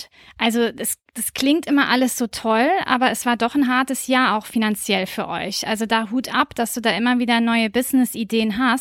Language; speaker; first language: German; native; German